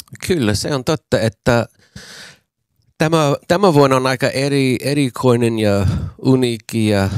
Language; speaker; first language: Finnish; non-native, learner; English